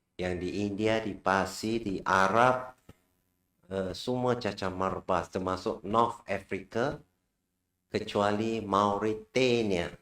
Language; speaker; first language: Malay; non-native, local second language; Chinese